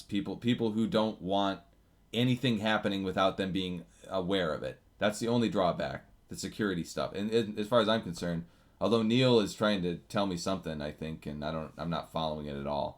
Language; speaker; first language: English; native; English